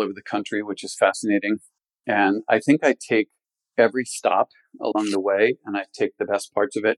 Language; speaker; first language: English; native; English